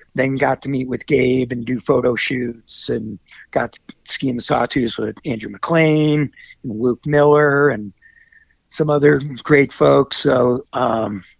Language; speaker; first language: English; native; English